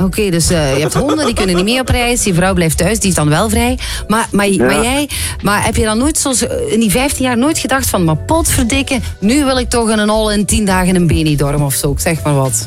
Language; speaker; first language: Dutch; native; Dutch